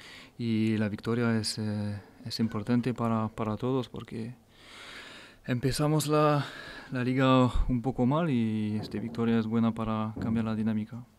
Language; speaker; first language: Spanish; non-native, fluent; French